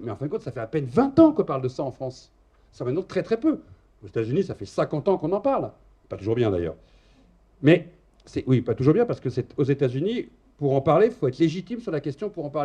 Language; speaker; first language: French; native; French